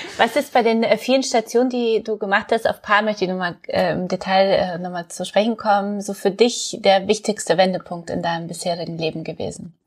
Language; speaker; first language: German; early bilingual, other home language; Polish